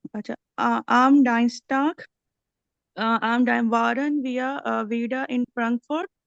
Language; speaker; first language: German; non-native, learner; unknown